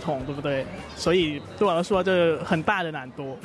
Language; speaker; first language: Chinese; non-native, fluent; Thai